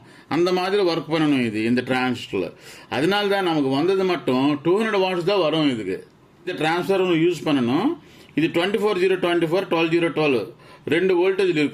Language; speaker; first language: Tamil; non-native, local second language; Telugu